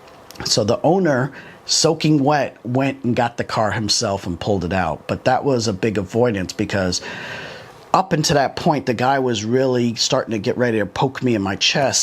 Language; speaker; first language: English; native; English